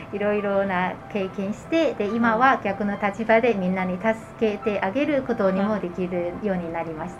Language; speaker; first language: Japanese; non-native, fluent; Chinese